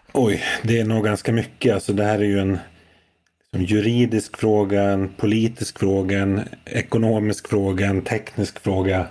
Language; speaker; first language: Swedish; native; Swedish